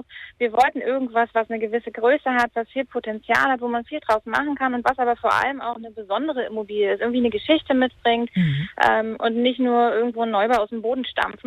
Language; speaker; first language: German; native; German